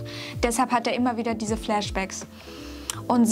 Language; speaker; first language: German; native; German